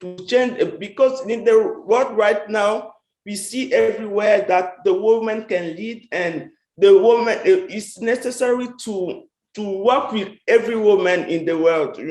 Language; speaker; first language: English; non-native, fluent; French